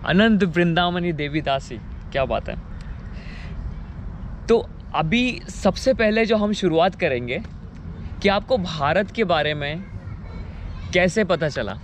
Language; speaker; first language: Hindi; native; Hindi